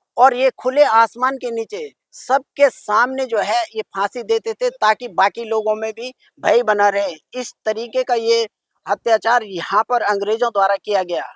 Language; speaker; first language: Hindi; native; Hindi